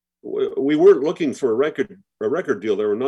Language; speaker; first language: English; native; English